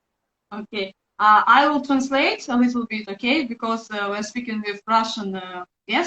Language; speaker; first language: English; non-native, learner; Russian